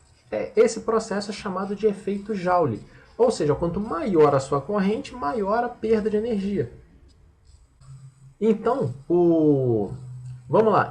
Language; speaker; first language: Portuguese; native; Portuguese